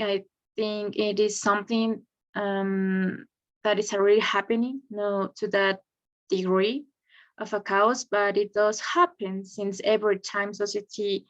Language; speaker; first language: English; non-native, learner; Spanish